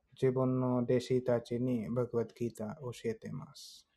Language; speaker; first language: Japanese; non-native, learner; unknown